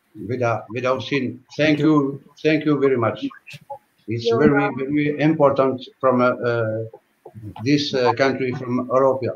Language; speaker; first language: English; non-native, learner; French